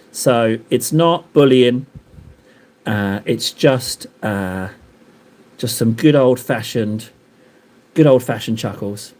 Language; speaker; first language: English; native; English